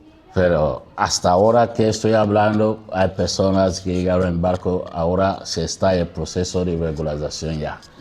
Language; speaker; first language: Spanish; non-native, learner; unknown